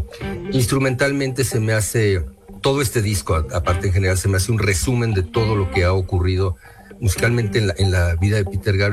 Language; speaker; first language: Spanish; native; Spanish